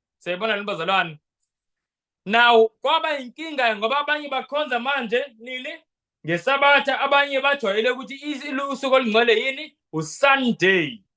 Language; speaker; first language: Zulu; non-native, local second language; Xhosa